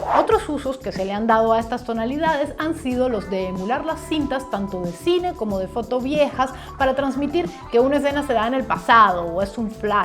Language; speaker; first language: Spanish; native; Spanish